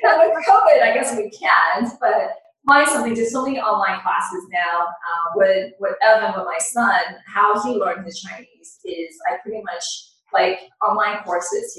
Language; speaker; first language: English; non-native, fluent; Chinese